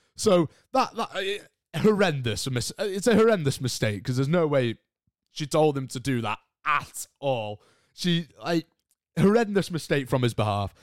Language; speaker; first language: English; native; English